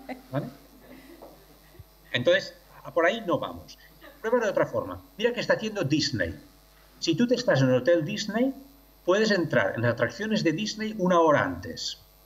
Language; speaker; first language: Spanish; non-native, local second language; Catalan